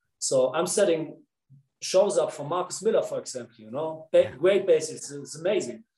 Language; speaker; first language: English; non-native, fluent; Dutch